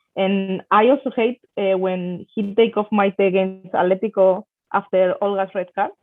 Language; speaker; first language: English; non-native, fluent; Spanish